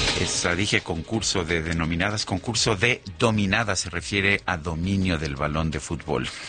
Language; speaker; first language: Spanish; native; Spanish